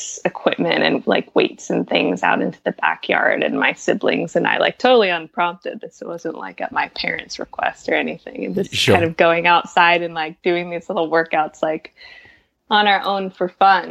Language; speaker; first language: English; native; English